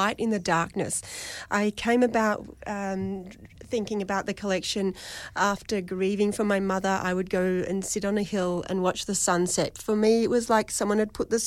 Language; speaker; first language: English; native; English